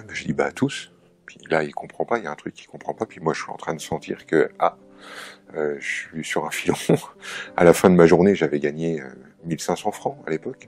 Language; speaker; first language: French; native; French